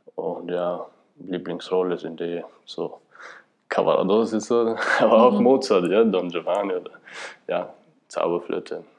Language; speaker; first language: German; non-native, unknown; Albanian